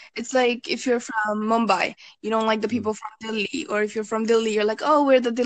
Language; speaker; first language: English; early bilingual, other home language; Bangla